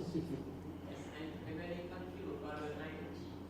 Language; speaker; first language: English; non-native, learner; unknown